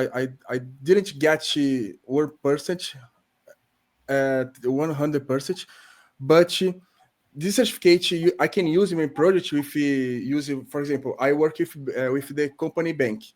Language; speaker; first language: English; non-native, learner; Portuguese